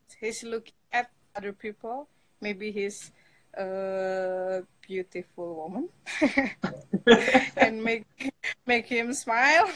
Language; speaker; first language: English; non-native, learner; Indonesian